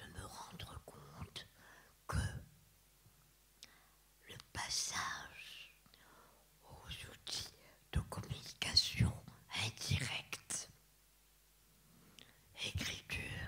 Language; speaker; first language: French; native; French